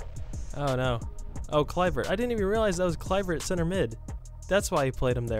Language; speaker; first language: English; native; English